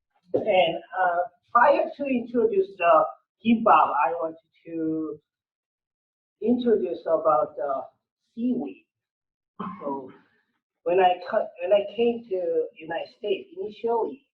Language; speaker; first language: English; non-native, learner; Korean